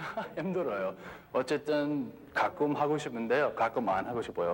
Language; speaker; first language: Korean; non-native, learner; English